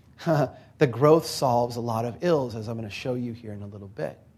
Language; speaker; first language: English; native; English